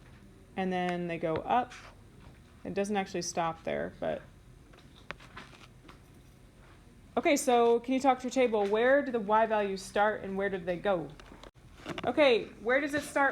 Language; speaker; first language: English; native; English